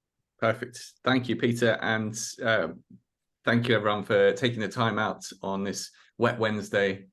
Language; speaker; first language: English; native; English